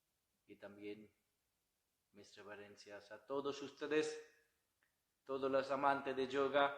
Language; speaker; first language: Spanish; non-native, learner; Bangla